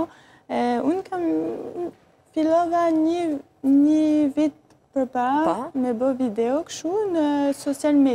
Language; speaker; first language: Albanian; early bilingual, heritage; Albanian